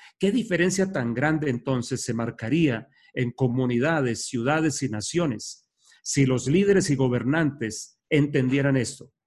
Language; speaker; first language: Spanish; native; Spanish